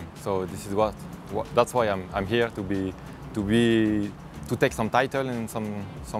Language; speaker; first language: English; non-native, fluent; French